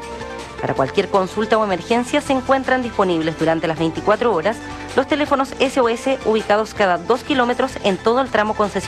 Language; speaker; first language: Spanish; native; Spanish